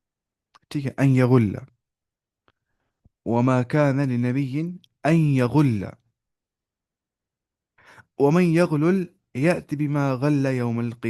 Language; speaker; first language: Arabic; non-native, fluent; Urdu